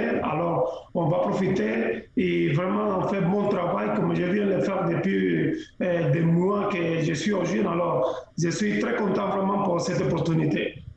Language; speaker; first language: French; non-native, fluent; Spanish